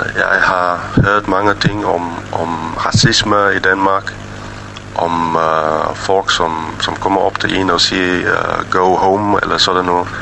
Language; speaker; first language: Danish; non-native, fluent; English